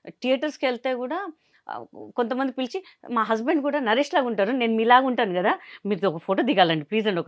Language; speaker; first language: Telugu; non-native, local second language; Hindi